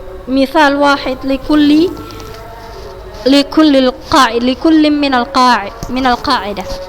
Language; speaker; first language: Arabic; non-native, fluent; Indonesian